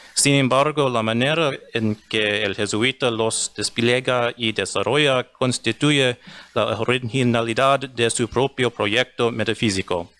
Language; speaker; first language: Spanish; non-native, learner; English